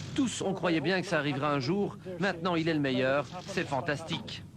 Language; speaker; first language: French; native; French